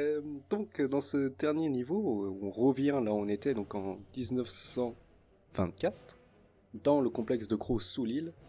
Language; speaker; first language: French; native; French